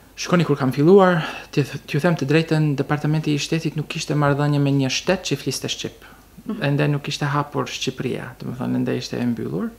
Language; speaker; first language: Albanian; early bilingual, heritage; Albanian